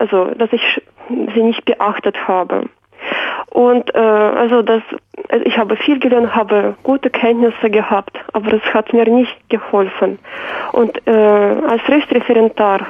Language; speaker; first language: German; non-native, fluent; Russian